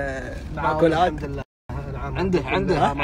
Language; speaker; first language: Arabic; native; Arabic